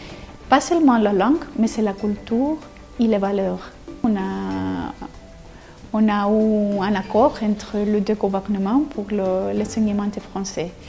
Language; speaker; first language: French; non-native, fluent; Greek